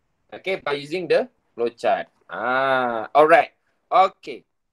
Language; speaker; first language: English; non-native, local second language; Malay